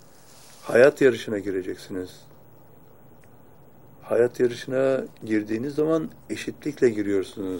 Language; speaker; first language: Turkish; native; Turkish